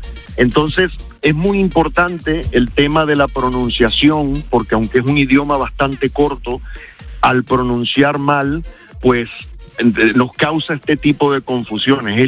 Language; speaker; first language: Spanish; early bilingual, heritage; Spanish